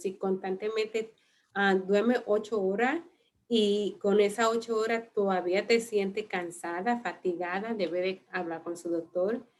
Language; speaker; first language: Spanish; early bilingual, heritage; Spanish